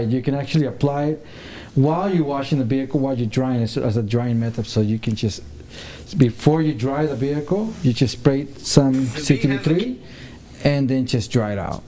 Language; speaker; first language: English; early bilingual, other home language; Spanish